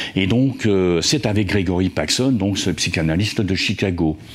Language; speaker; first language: French; native; French